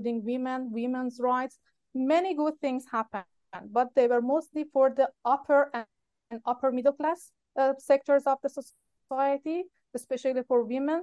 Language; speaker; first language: English; non-native, fluent; Persian